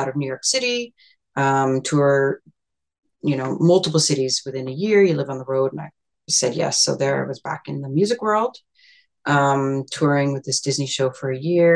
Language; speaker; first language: English; native; English